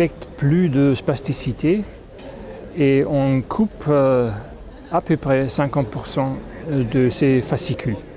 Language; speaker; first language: French; non-native, fluent; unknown